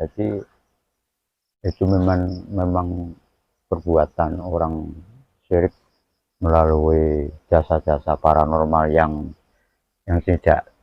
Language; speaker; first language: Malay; non-native, local second language; Javanese